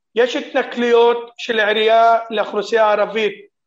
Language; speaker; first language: Hebrew; native; Hebrew